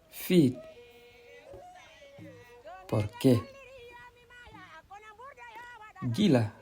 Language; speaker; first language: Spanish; non-native, fluent; Fula